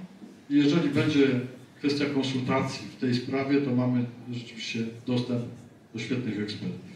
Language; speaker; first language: Polish; native; Polish